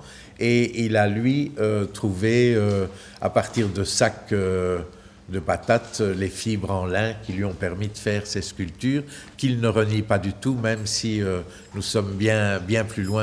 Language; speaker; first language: French; native; French